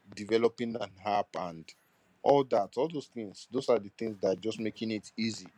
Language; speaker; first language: English; non-native, local second language; Yoruba